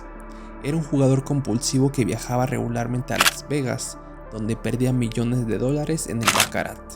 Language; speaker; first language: Spanish; native; Spanish